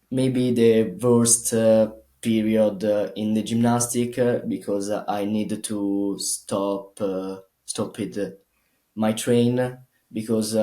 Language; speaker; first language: English; non-native, learner; Italian